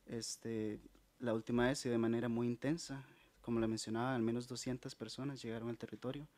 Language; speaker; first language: Spanish; native; Spanish